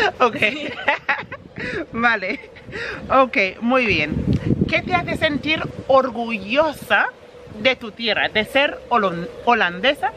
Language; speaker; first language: Spanish; non-native, fluent; English